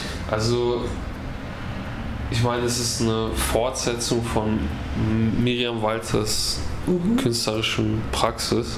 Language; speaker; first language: German; native; German